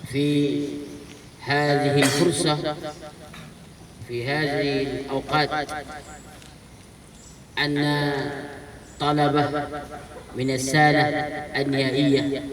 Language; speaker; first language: Arabic; non-native, fluent; Indonesian